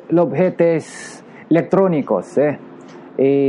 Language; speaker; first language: Spanish; non-native, learner; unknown